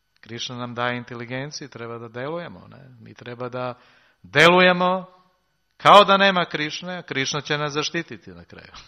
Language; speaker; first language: Serbian; native; Serbian